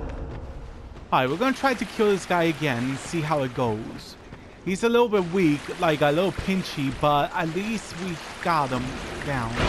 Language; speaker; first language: English; native; English